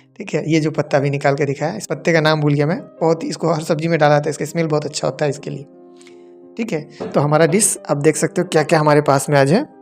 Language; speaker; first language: Hindi; non-native, local second language; Bangla